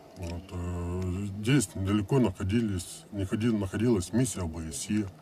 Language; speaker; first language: Russian; native; Russian